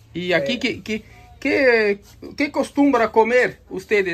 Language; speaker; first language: Spanish; non-native, learner; Portuguese